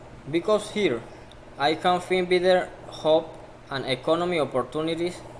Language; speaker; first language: English; non-native, learner; Spanish